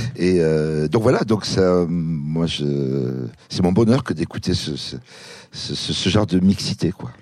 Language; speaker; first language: French; early bilingual, other home language; Kabyle